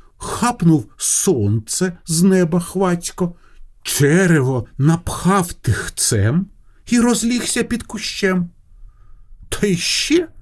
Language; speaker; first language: Ukrainian; non-native, local second language; Russian